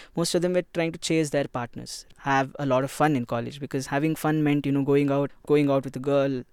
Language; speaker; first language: English; non-native, local second language; Kannada